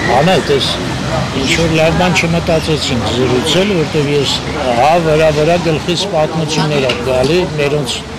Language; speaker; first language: Armenian; native; Armenian